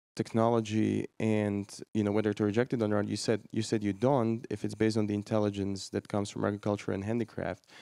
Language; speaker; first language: English; non-native, fluent; Slovak